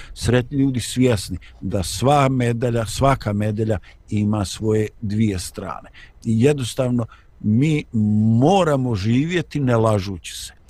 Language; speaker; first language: Bosnian; native; Bosnian